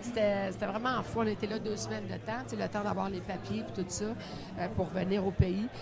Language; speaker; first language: French; native; French